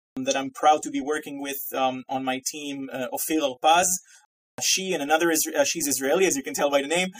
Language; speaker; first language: English; non-native, fluent; Hebrew